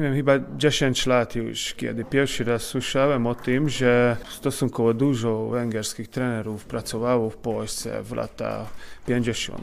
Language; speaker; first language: Polish; non-native, fluent; Hungarian